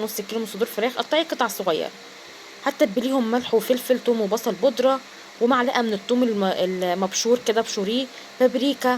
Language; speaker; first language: Arabic; native; Arabic